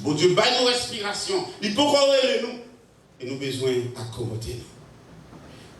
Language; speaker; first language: French; non-native, local second language; Haitian Creole